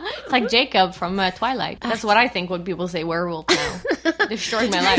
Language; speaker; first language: English; native; English